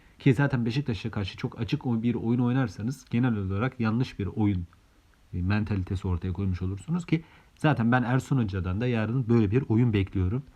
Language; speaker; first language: Turkish; native; Turkish